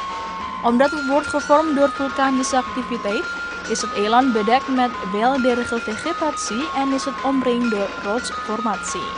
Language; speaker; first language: Dutch; non-native, fluent; Indonesian